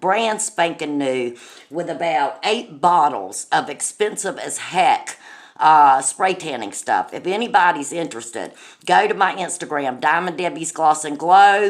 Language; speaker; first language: English; native; English